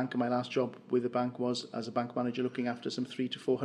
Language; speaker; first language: English; non-native, local second language; Welsh